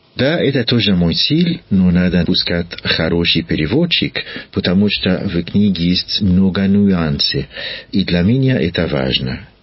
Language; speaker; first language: Russian; non-native, learner; French